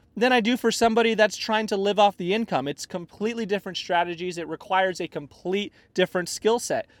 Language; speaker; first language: English; native; English